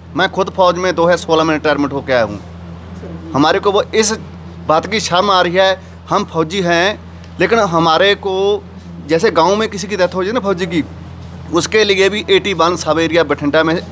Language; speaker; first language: Hindi; native; Hindi